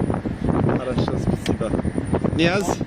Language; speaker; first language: Russian; non-native, learner; English